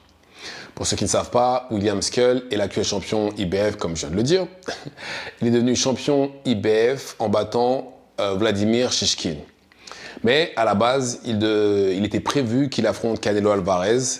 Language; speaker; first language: French; native; French